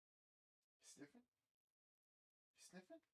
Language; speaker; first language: English; native; English